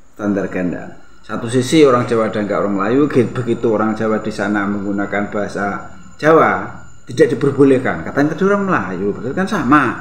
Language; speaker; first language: Indonesian; native; Indonesian